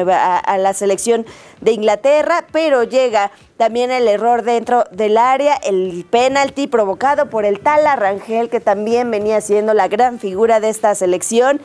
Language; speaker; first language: Spanish; native; Spanish